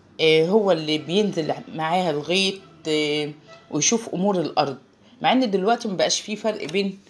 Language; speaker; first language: Arabic; native; Arabic